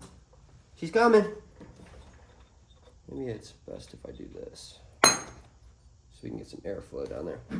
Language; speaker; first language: English; native; English